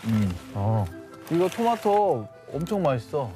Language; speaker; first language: Korean; native; Korean